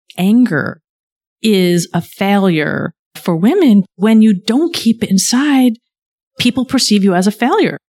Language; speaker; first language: English; early bilingual, other home language; Somali